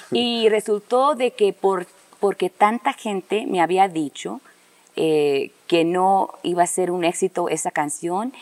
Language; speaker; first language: Spanish; early bilingual, heritage; Spanish